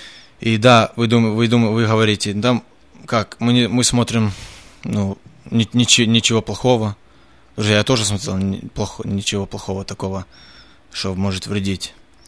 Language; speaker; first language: Russian; early bilingual, heritage; Russian